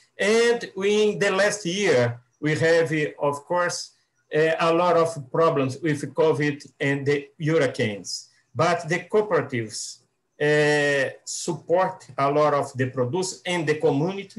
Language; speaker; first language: English; non-native, learner; Portuguese